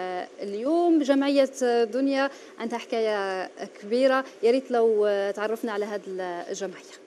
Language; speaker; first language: Arabic; native; Arabic